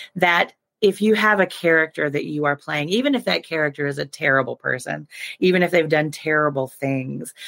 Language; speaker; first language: English; native; English